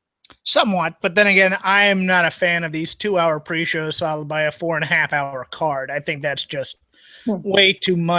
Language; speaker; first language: English; native; English